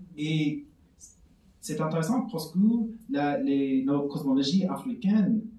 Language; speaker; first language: French; non-native, fluent; English